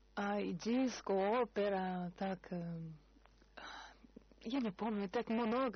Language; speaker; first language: Russian; non-native, learner; Portuguese